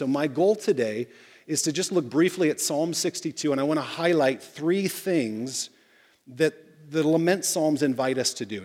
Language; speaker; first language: English; native; English